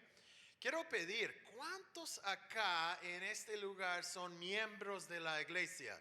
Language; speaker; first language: Spanish; non-native, fluent; English